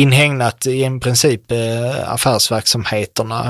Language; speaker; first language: Swedish; native; Swedish